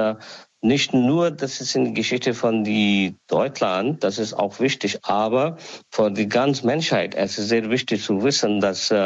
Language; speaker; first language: German; non-native, learner; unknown